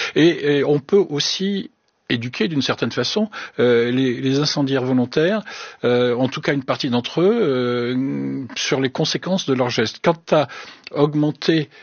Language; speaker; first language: French; native; French